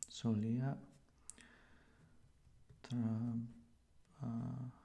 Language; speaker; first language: Spanish; non-native, learner; English